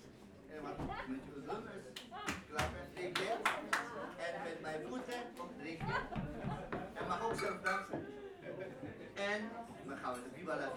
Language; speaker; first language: Dutch; non-native, learner; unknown